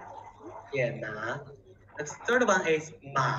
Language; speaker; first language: English; non-native, learner; Chinese